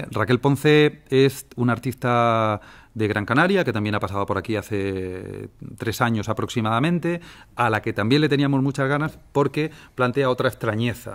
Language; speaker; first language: Spanish; native; Spanish